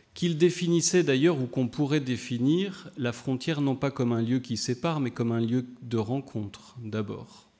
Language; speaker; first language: French; native; French